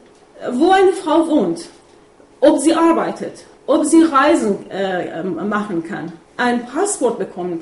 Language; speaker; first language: German; non-native, fluent; Persian